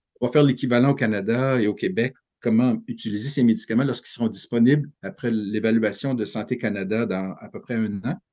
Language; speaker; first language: French; native; French